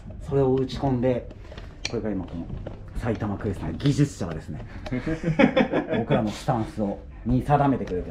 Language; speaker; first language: Japanese; native; Japanese